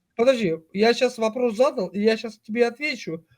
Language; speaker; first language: Russian; native; Russian